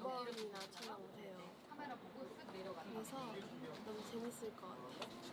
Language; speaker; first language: Korean; non-native, fluent; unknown